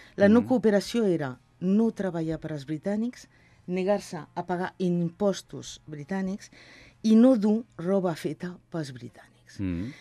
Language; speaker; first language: Catalan; non-native, local second language; Spanish